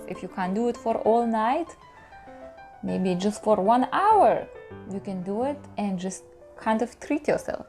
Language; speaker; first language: English; non-native, fluent; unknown